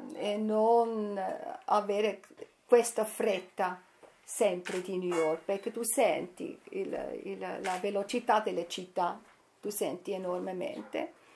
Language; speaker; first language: Italian; non-native, fluent; English